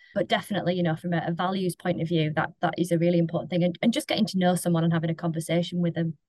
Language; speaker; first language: English; native; English